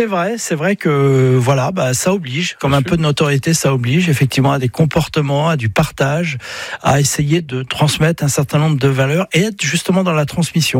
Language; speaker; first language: French; native; French